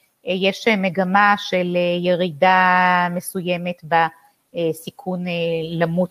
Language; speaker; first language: Hebrew; native; Hebrew